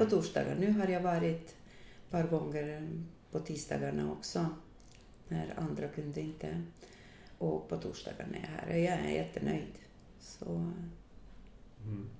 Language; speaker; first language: Swedish; non-native, fluent; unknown